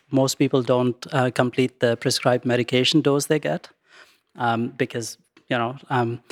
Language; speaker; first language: English; non-native, local second language; Urdu